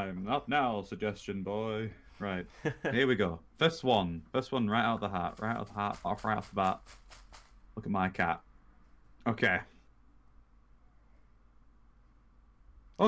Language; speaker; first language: English; native; English